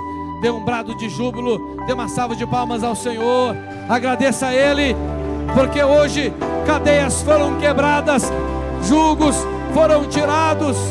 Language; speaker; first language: Portuguese; native; Portuguese